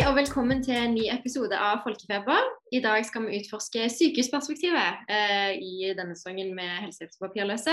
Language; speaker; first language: Norwegian; native; Norwegian